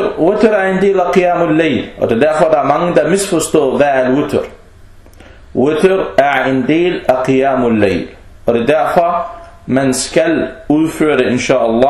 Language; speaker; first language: Danish; non-native, fluent; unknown